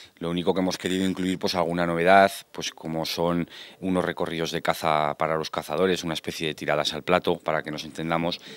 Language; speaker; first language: Spanish; native; Spanish